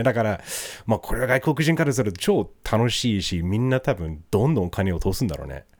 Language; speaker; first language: Japanese; non-native, fluent; English